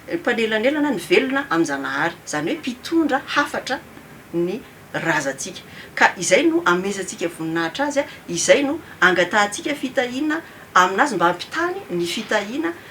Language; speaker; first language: Malagasy; early bilingual, heritage; Malagasy